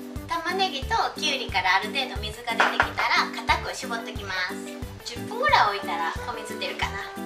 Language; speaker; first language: Japanese; native; Japanese